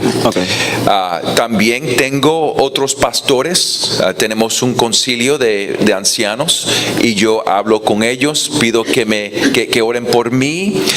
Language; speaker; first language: Spanish; non-native, fluent; English